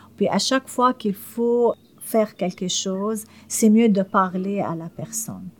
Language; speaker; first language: French; non-native, fluent; Arabic